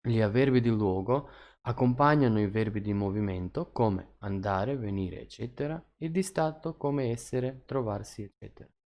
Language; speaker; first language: Italian; non-native, fluent; Macedonian